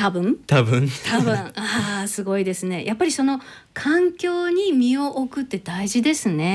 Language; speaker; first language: Japanese; native; Japanese